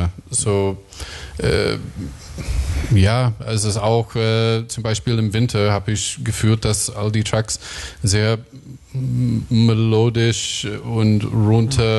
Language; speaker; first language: German; non-native, fluent; English